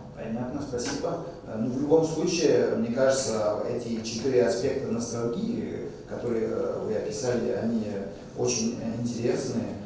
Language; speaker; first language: Russian; non-native, fluent; French